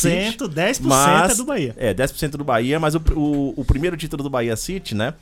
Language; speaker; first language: Portuguese; native; Portuguese